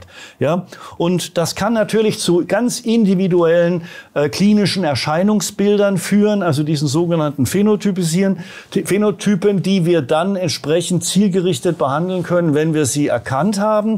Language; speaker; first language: German; native; German